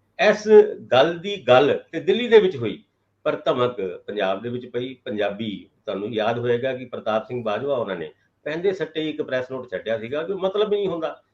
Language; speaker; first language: Punjabi; non-native, local second language; Hindi